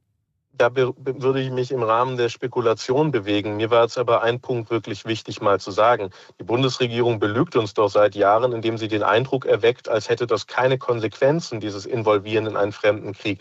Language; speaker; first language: German; native; German